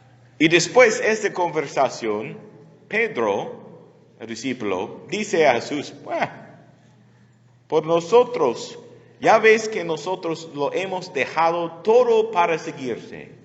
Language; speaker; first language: Spanish; non-native, learner; English